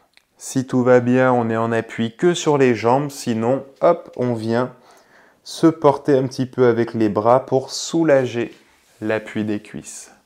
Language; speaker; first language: French; native; French